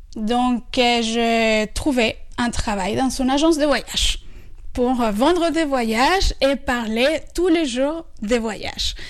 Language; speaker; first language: French; non-native, fluent; Spanish